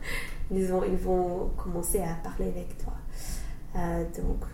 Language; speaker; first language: French; non-native, learner; English